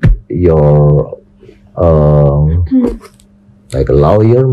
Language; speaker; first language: English; non-native, learner; Indonesian